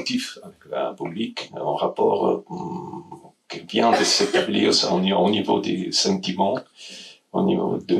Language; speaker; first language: French; non-native, fluent; Russian